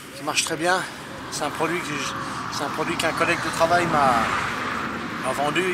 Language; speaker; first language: French; non-native, fluent; English